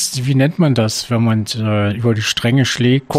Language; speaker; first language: German; native; German